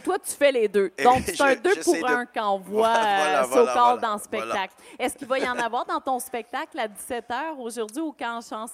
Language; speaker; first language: French; native; French